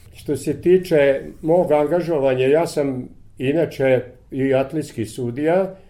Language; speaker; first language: Serbian; native; Serbian